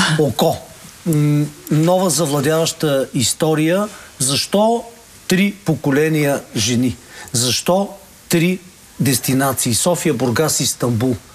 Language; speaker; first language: Bulgarian; native; Bulgarian